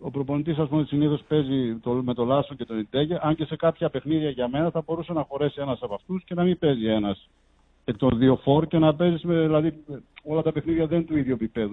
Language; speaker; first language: Greek; native; Greek